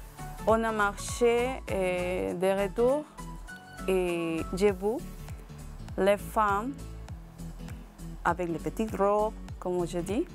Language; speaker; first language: French; non-native, learner; Spanish